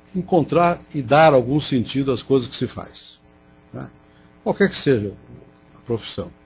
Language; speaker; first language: Portuguese; native; Portuguese